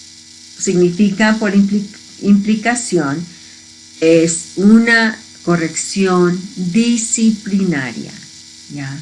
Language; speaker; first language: Spanish; early bilingual, heritage; Spanish